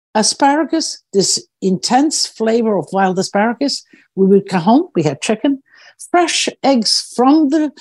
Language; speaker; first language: English; early bilingual, other home language; Croatian